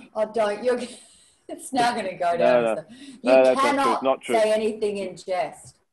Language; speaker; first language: English; native; English